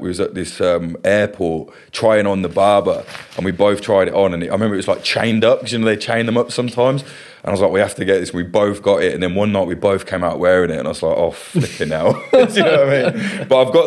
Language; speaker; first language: English; native; English